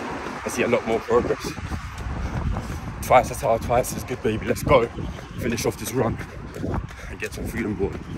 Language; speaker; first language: English; native; English